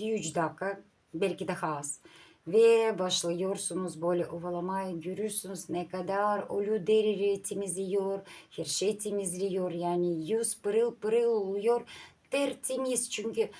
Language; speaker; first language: Turkish; non-native, learner; Russian